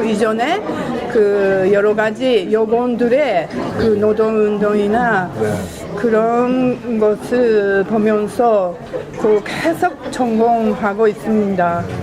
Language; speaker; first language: Korean; non-native, fluent; Japanese